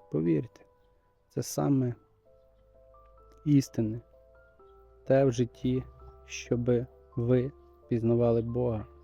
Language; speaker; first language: Ukrainian; native; Ukrainian